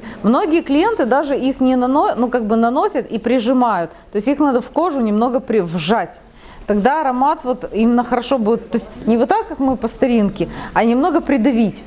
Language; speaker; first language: Russian; native; Russian